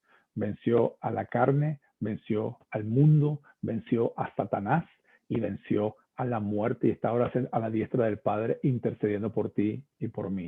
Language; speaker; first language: Spanish; native; Spanish